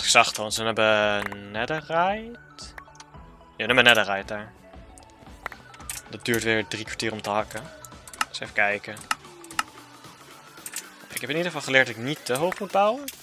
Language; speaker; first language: Dutch; native; Dutch